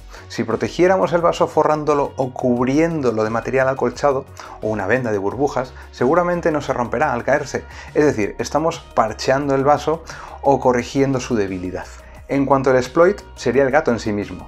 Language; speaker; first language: Spanish; native; Spanish